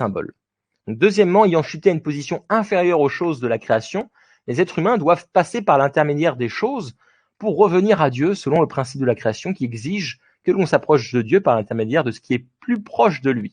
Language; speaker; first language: French; native; French